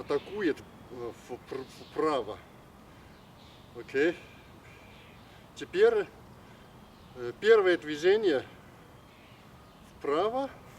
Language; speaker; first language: Russian; non-native, learner; Chinese